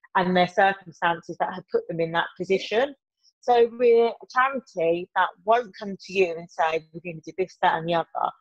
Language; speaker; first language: English; native; English